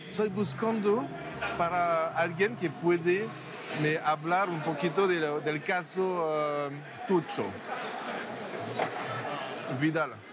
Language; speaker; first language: Spanish; non-native, learner; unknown